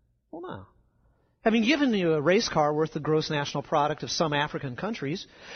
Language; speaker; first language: English; native; English